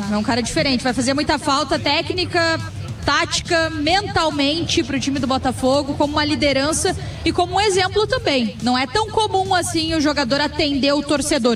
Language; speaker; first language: Portuguese; native; Portuguese